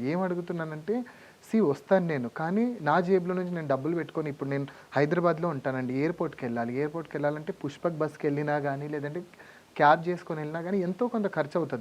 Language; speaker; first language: Telugu; non-native, local second language; Lambadi